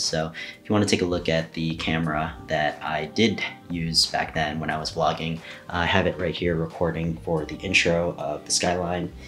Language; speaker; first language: English; native; English